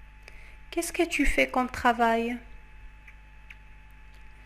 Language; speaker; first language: French; non-native, fluent; Arabic